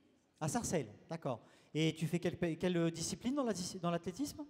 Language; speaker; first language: French; native; French